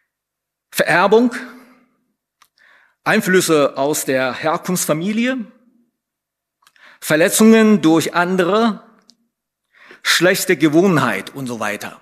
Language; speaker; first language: German; non-native, fluent; Chinese